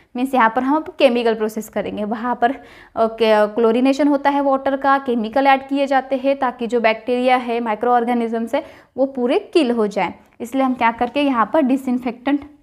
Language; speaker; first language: Hindi; non-native, local second language; Marathi